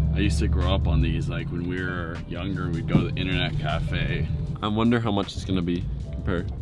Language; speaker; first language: English; native; English